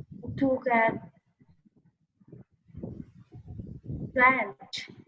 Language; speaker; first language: English; non-native, learner; Vietnamese